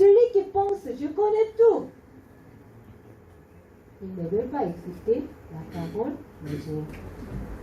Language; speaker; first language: French; non-native, learner; Korean